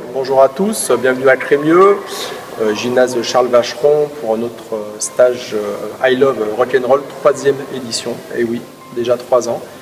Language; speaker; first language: French; native; French